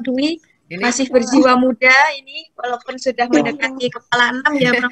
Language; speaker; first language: Indonesian; native; Indonesian